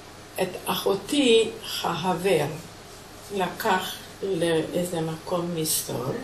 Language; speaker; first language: Hebrew; non-native, fluent; Hungarian